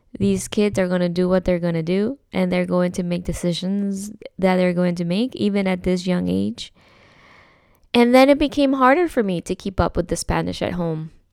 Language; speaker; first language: English; early bilingual, other home language; Spanish